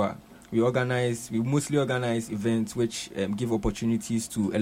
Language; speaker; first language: English; non-native, local second language; Akan